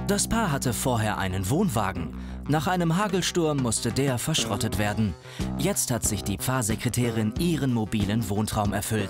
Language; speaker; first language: German; native; German